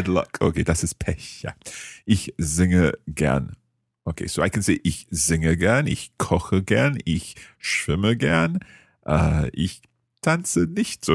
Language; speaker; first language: German; non-native, learner; English